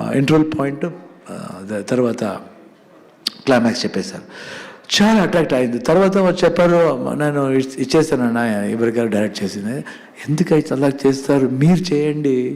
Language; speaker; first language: Telugu; non-native, learner; Kannada